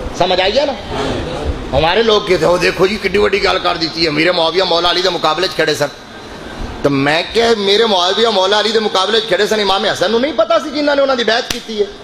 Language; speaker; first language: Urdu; non-native, local second language; Punjabi